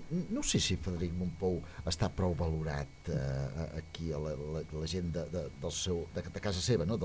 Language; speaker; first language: Catalan; native; Catalan